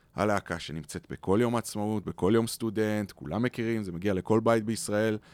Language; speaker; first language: Hebrew; native; Hebrew